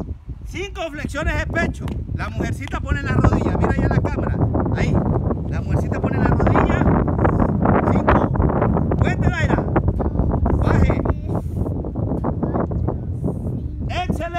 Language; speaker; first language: Spanish; native; Spanish